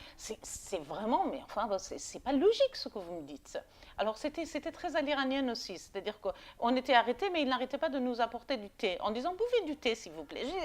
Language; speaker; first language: French; non-native, fluent; Persian